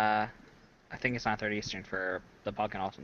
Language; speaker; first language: English; native; English